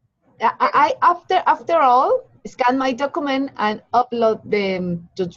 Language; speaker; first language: English; non-native, learner; Spanish